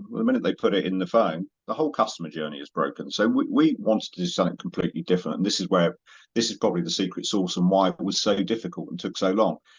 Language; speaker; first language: English; native; English